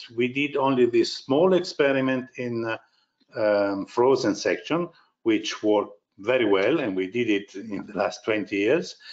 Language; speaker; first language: English; non-native, fluent; Italian